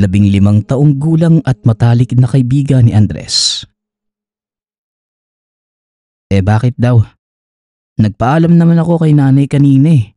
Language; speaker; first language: Filipino; native; Filipino